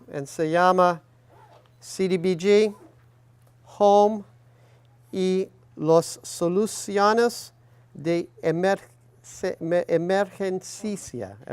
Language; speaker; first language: Spanish; non-native, learner; English